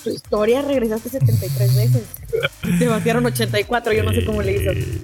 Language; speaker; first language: Spanish; native; Spanish